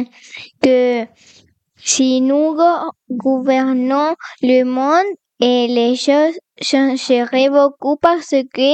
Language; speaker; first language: French; non-native, learner; Spanish